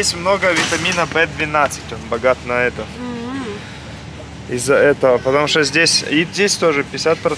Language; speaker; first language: Russian; native; Russian